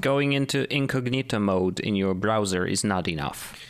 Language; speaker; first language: English; non-native, fluent; Polish